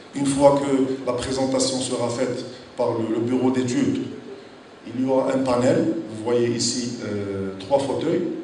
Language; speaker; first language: French; non-native, local second language; Arabic